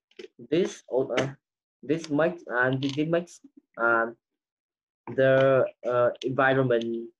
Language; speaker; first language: English; non-native, learner; Vietnamese